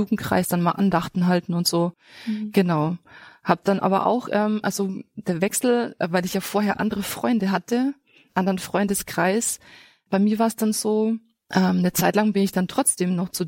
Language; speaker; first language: German; native; German